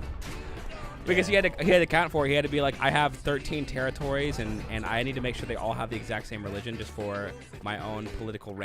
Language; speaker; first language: English; native; English